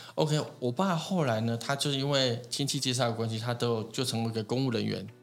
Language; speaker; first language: Chinese; native; Chinese